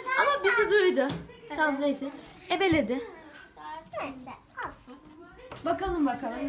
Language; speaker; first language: Turkish; native; Turkish